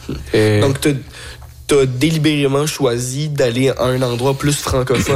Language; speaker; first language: French; native; French